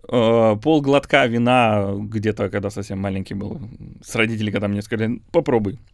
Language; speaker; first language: Russian; native; Russian